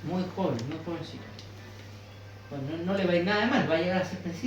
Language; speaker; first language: Spanish; native; Spanish